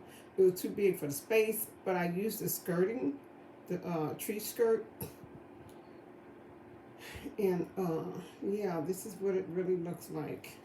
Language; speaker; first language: English; native; English